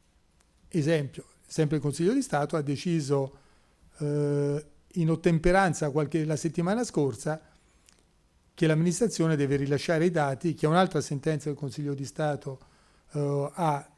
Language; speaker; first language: Italian; native; Italian